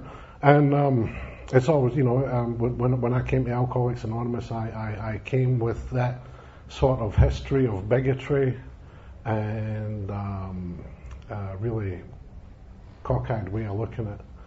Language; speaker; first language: English; native; English